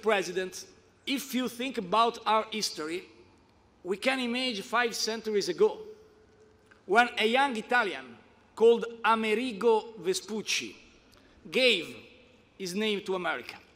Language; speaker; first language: English; non-native, fluent; Italian